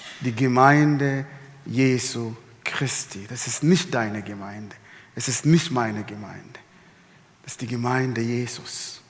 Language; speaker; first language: German; non-native, fluent; Arabic